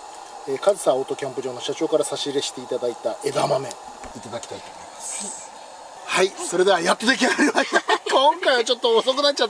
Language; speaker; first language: Japanese; native; Japanese